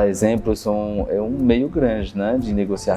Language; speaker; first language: Portuguese; non-native, fluent; French